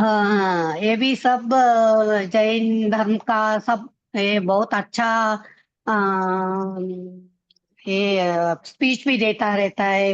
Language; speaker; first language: Hindi; non-native, local second language; Kannada